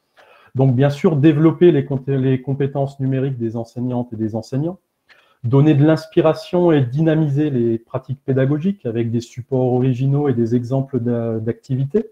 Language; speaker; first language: French; native; French